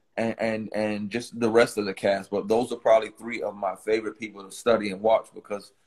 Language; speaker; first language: English; native; English